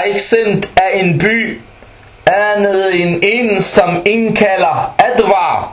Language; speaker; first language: Danish; non-native, fluent; Arabic